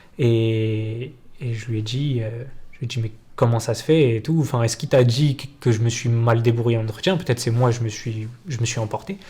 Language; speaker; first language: French; early bilingual, other home language; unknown